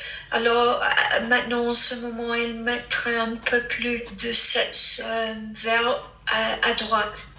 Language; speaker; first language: French; non-native, fluent; English